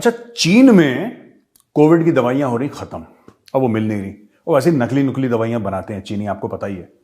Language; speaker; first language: Hindi; native; Hindi